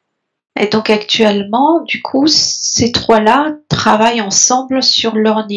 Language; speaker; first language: French; native; French